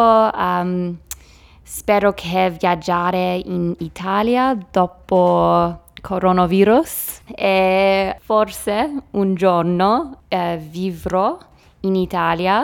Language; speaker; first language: Italian; non-native, learner; English